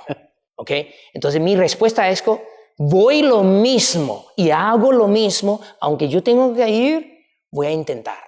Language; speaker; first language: Spanish; non-native, fluent; Chinese